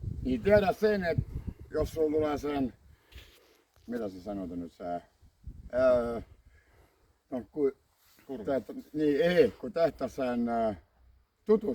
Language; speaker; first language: Finnish; non-native, learner; Estonian